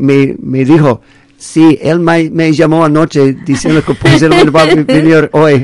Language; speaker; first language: Spanish; non-native, fluent; English